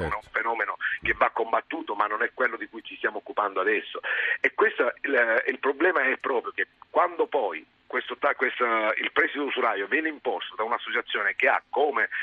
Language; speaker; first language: Italian; native; Italian